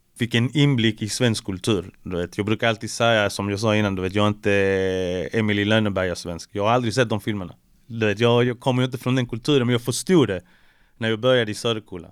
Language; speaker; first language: Swedish; early bilingual, other home language; Spanish